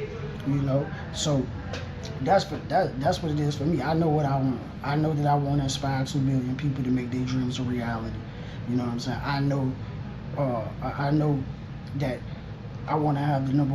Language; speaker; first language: English; native; English